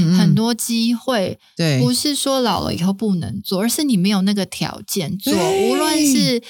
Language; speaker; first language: Chinese; native; Chinese